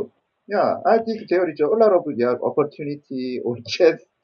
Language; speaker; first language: English; non-native, learner; Korean